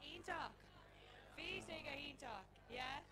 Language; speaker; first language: Irish; non-native, learner; English